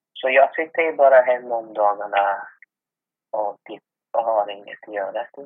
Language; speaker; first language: Swedish; non-native, fluent; Persian